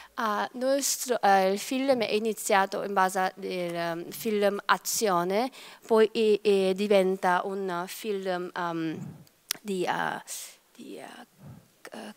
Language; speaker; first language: Italian; non-native, fluent; Korean